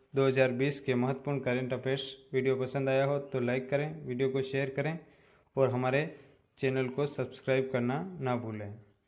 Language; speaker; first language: Hindi; native; Hindi